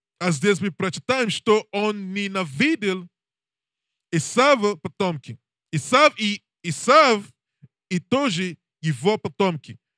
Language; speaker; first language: Russian; non-native, learner; English